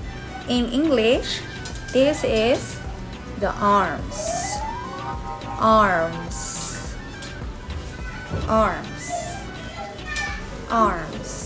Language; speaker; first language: English; non-native, local second language; Filipino